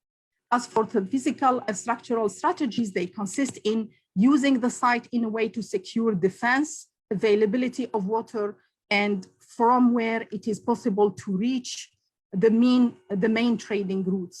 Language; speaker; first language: English; non-native, local second language; Arabic